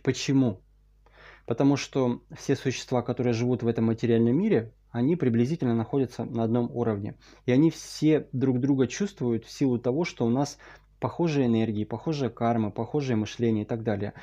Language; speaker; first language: Russian; native; Russian